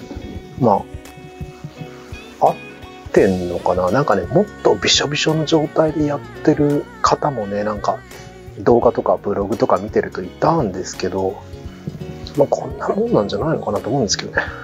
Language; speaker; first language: Japanese; native; Japanese